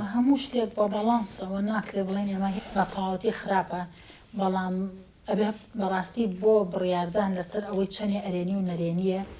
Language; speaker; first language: Central Kurdish; native; Central Kurdish